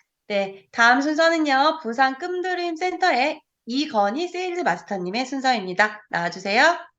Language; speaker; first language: Korean; native; Korean